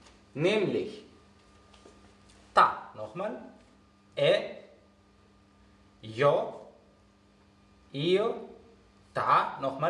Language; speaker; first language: German; non-native, fluent; Greek